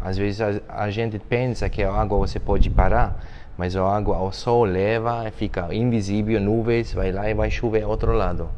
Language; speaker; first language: Portuguese; non-native, fluent; German